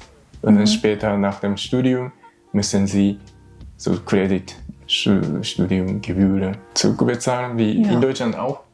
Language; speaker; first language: German; non-native, learner; Japanese